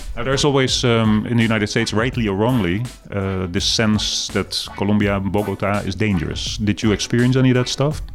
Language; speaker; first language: English; non-native, fluent; Dutch